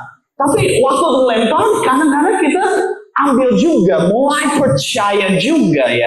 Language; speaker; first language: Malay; non-native, learner; English